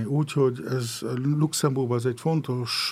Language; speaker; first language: Hungarian; early bilingual, heritage; Hungarian